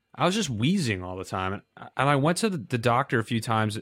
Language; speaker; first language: English; native; English